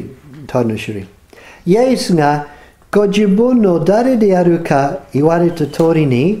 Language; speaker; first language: Japanese; non-native, fluent; English